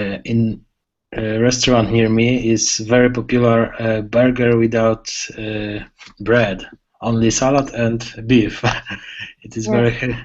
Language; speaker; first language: English; non-native, learner; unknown